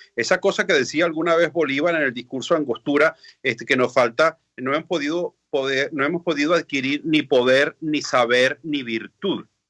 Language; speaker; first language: Spanish; native; Spanish